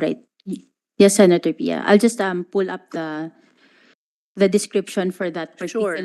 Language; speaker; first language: English; non-native, local second language; Filipino